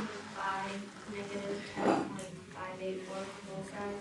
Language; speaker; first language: English; native; English